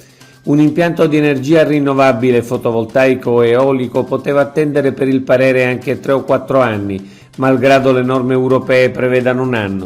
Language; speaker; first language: Italian; native; Italian